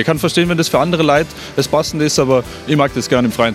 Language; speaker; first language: German; native; German